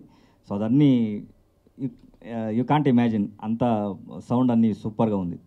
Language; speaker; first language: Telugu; non-native, learner; Kannada